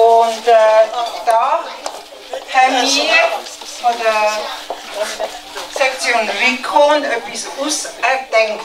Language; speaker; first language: German; non-native, fluent; Tibetan